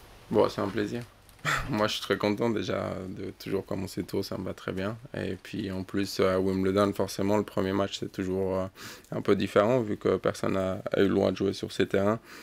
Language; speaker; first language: French; native; French